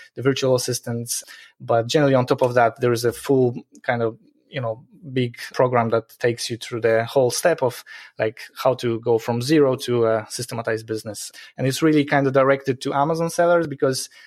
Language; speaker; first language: English; non-native, fluent; Polish